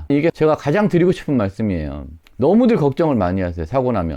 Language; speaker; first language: Korean; native; Korean